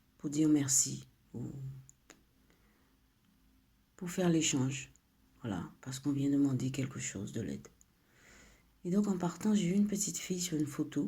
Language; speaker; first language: French; native; French